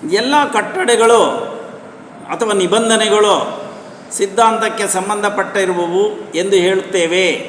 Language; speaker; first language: Kannada; non-native, local second language; Telugu